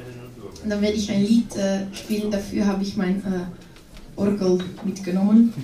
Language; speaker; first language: German; non-native, learner; Dutch